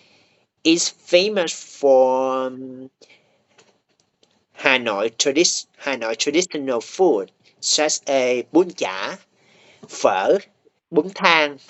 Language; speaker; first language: English; non-native, learner; Vietnamese